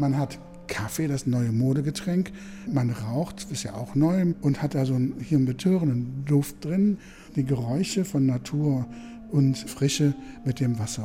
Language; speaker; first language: German; native; German